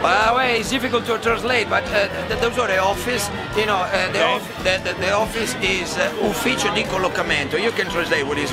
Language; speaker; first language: English; non-native, learner; Italian